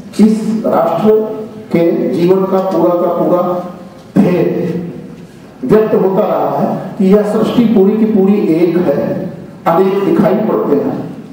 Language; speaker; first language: Hindi; native; Hindi